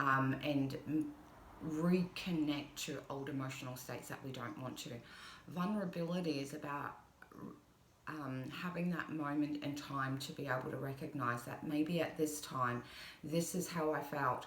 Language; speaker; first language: English; native; English